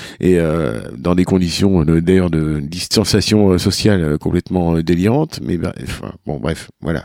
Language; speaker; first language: French; native; French